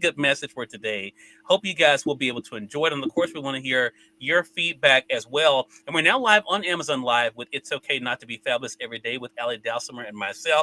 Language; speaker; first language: English; native; English